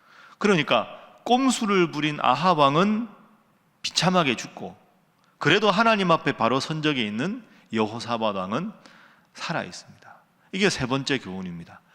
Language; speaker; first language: Korean; native; Korean